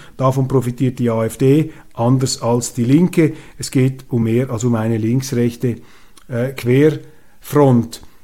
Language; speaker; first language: German; native; German